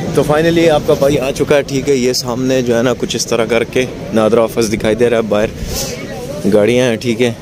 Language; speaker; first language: Urdu; native; Urdu